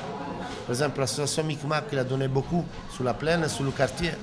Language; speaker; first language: French; non-native, learner; Italian